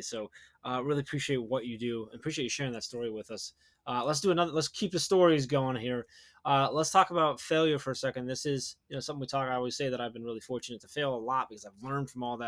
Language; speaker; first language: English; native; English